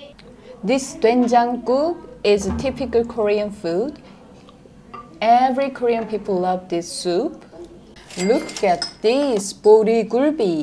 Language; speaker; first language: English; non-native, fluent; Korean